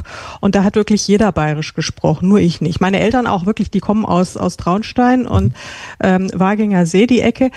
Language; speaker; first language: German; native; German